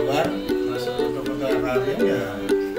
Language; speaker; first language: Indonesian; non-native, local second language; Javanese